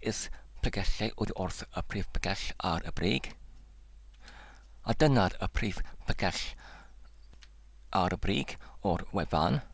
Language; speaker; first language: Welsh; non-native, learner; English